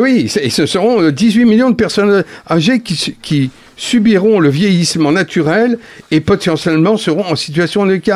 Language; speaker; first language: French; native; French